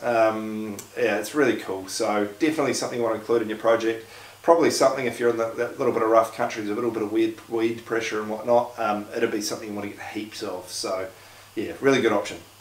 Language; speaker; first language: English; native; English